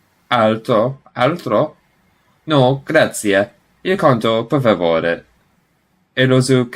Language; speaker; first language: Italian; non-native, learner; English